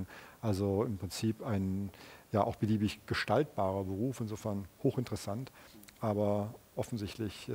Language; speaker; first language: German; native; German